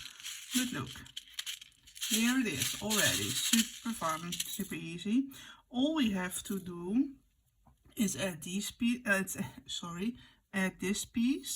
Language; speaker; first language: English; non-native, fluent; Dutch